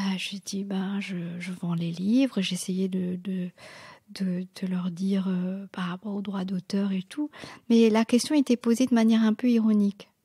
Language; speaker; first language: French; non-native, local second language; Morisyen